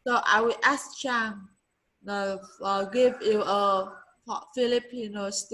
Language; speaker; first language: English; non-native, learner; Vietnamese